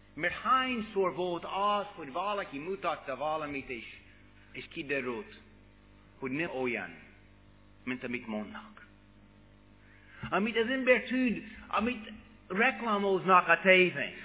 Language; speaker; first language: Hungarian; non-native, fluent; English